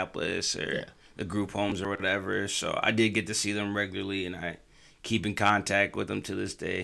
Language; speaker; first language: English; native; English